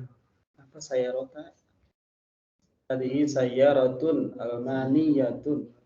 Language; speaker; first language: Arabic; non-native, fluent; Indonesian